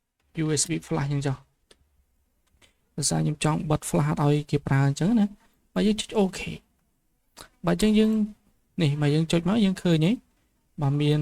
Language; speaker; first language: Khmer; native; Khmer